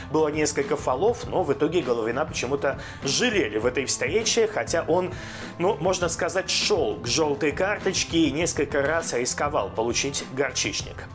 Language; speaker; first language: Russian; native; Russian